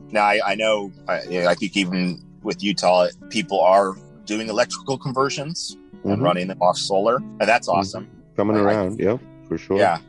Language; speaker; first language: English; native; English